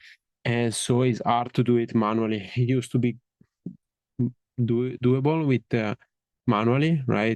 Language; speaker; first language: English; non-native, fluent; Italian